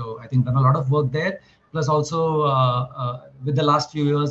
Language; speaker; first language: English; non-native, local second language; Marathi